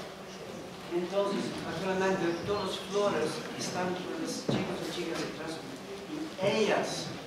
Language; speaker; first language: Spanish; non-native, learner; Dutch